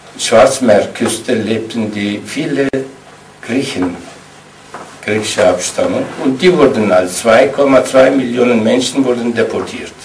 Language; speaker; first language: German; non-native, fluent; Kurdish